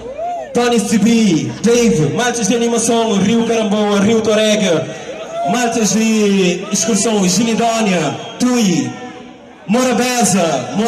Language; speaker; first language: Portuguese; non-native, local second language; Kabuverdianu